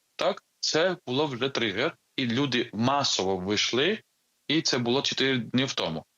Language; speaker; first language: Ukrainian; non-native, fluent; Georgian